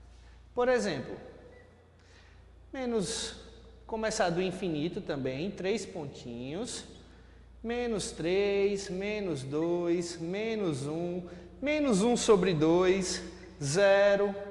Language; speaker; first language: Portuguese; native; Portuguese